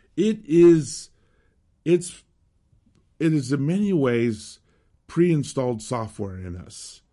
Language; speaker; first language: English; native; English